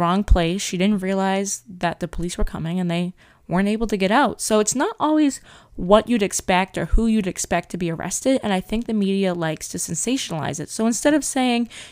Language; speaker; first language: English; native; English